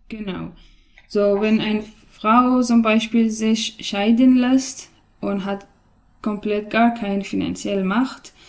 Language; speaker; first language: German; non-native, learner; Persian